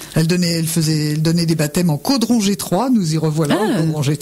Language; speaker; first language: French; native; French